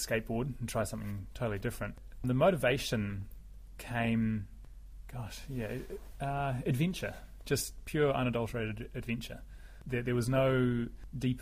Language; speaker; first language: English; native; English